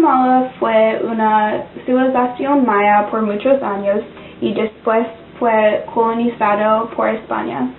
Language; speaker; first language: Spanish; non-native, learner; English